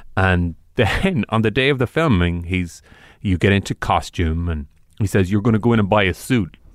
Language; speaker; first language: English; native; English